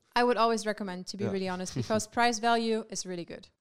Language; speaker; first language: English; non-native, fluent; German